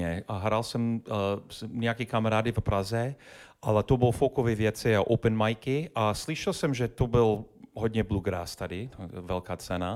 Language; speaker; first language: Czech; non-native, learner; English